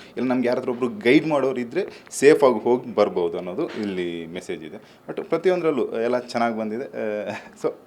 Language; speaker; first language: Kannada; non-native, local second language; Tulu